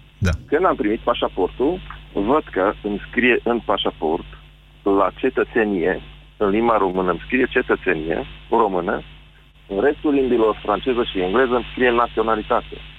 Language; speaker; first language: Romanian; non-native, local second language; Hungarian